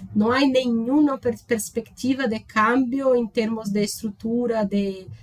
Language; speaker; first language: Spanish; non-native, learner; Portuguese